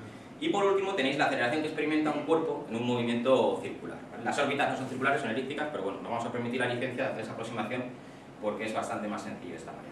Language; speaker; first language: Spanish; native; Spanish